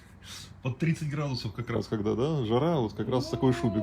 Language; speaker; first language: Russian; native; Russian